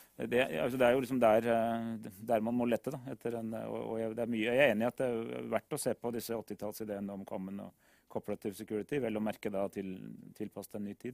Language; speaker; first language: Norwegian; native; Norwegian